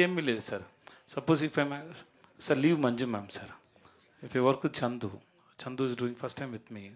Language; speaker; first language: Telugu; non-native, learner; Tamil